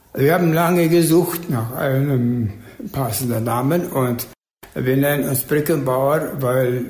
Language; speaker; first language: German; early bilingual, heritage; German